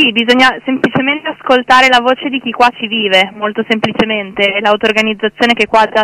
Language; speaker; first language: Italian; native; Italian